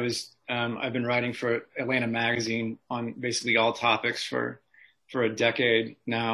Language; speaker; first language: English; native; English